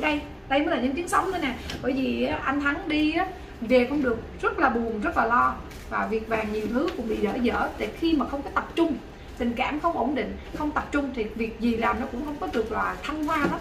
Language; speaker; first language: Vietnamese; native; Vietnamese